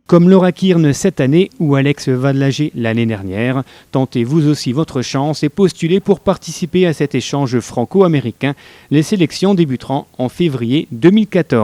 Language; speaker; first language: French; native; French